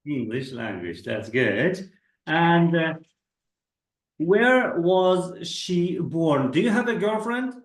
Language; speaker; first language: English; non-native, fluent; Kazakh